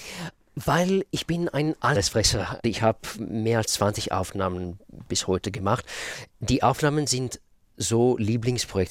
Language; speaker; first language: German; non-native, fluent; Russian